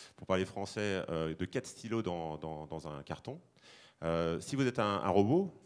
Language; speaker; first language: French; native; French